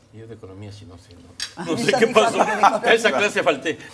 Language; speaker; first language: Spanish; native; Spanish